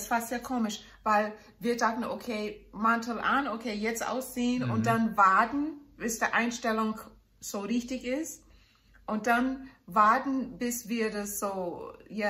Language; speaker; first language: German; non-native, fluent; English